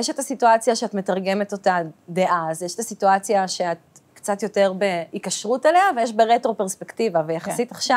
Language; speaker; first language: Hebrew; early bilingual, other home language; Russian